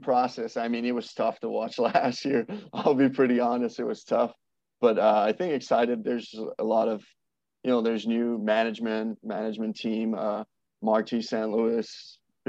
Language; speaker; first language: English; non-native, fluent; French